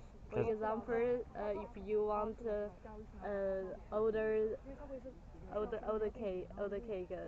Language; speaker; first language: English; non-native, learner; Chinese